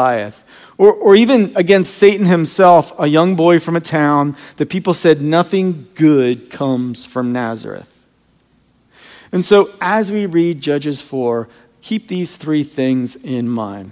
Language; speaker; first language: English; native; English